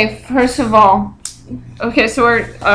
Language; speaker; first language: English; native; English